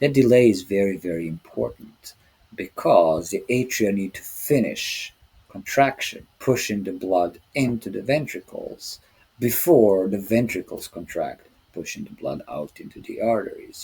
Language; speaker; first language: English; non-native, fluent; Serbian